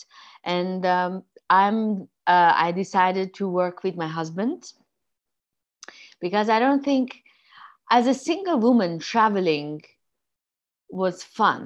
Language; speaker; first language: English; non-native, fluent; Persian